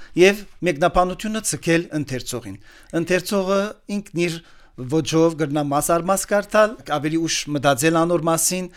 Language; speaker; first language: Armenian; early bilingual, heritage; Armenian